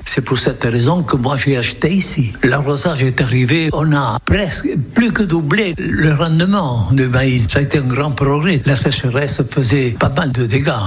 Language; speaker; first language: French; non-native, local second language; Occitan